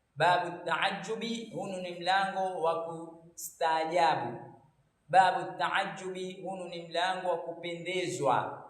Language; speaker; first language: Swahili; native; Swahili